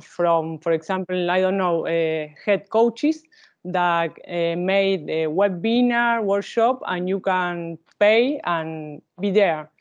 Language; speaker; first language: English; non-native, learner; Spanish